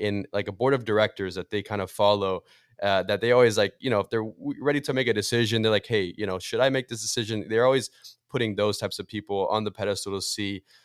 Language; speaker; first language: English; early bilingual, other home language; Portuguese